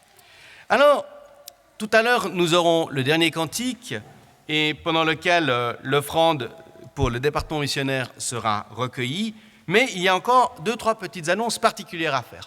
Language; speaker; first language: French; native; French